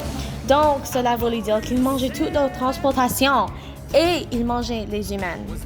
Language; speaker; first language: French; non-native, learner; English